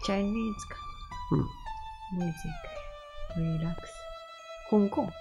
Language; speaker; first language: English; non-native, learner; Japanese